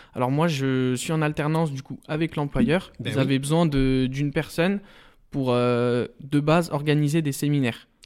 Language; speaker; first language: French; native; French